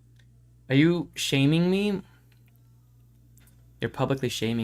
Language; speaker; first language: English; native; English